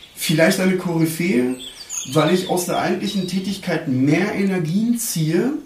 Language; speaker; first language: German; early bilingual, other home language; Turkish